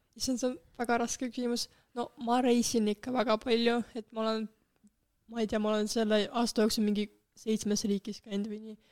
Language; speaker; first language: Estonian; non-native, local second language; Russian